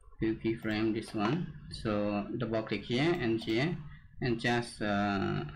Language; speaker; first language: English; non-native, learner; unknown